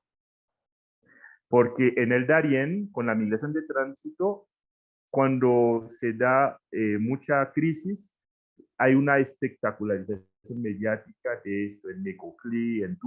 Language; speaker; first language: Spanish; non-native, fluent; Haitian Creole